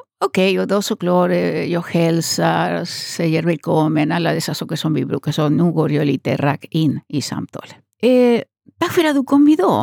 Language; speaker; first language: Swedish; non-native, fluent; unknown